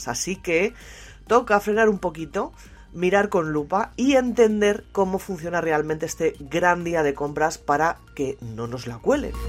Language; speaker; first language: Spanish; native; Spanish